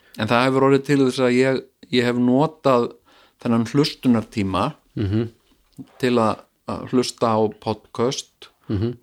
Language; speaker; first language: Icelandic; native; Icelandic